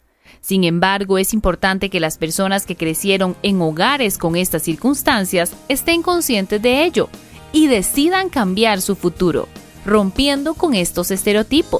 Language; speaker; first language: Spanish; native; Spanish